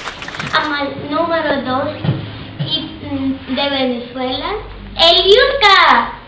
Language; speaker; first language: Catalan; non-native, learner; Spanish